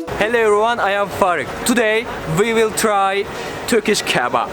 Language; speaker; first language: English; non-native, learner; Turkish